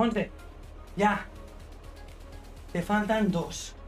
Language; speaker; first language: Spanish; non-native, learner; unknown